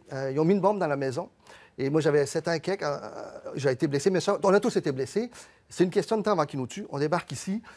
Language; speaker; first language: French; early bilingual, other home language; Spanish